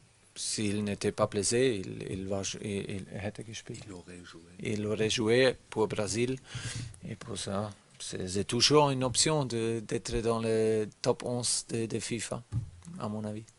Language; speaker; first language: French; non-native, learner; German